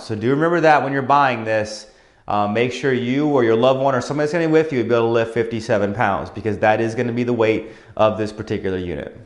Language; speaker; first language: English; native; English